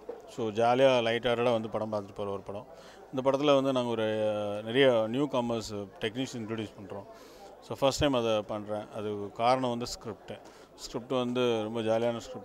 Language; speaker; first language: Tamil; native; Tamil